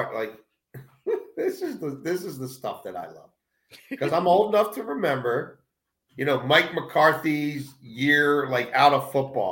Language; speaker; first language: English; native; English